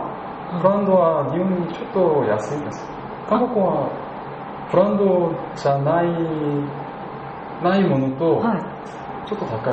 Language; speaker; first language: Japanese; non-native, learner; Korean